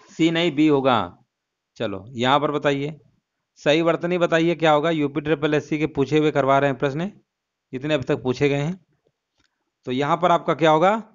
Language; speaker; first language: Hindi; native; Hindi